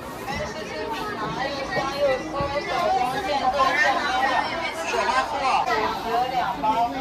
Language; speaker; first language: Chinese; native; Chinese